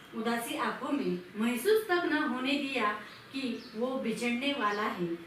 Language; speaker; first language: Hindi; non-native, local second language; Marathi